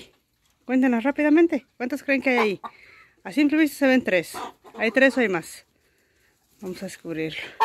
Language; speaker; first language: Spanish; native; Spanish